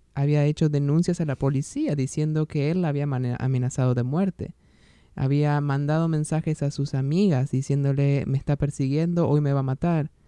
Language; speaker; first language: Spanish; native; Spanish